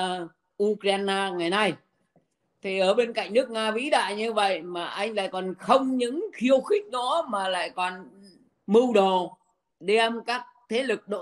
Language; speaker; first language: Vietnamese; native; Vietnamese